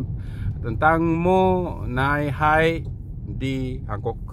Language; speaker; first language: Vietnamese; non-native, learner; Korean